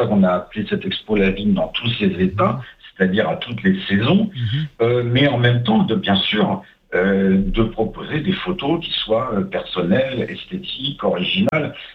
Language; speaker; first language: French; native; French